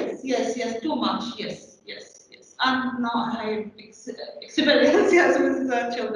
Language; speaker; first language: English; non-native, learner; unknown